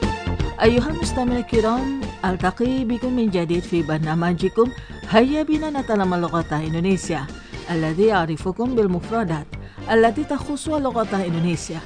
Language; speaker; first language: Arabic; non-native, fluent; Indonesian